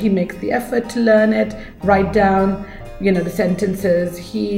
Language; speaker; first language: English; non-native, local second language; Kannada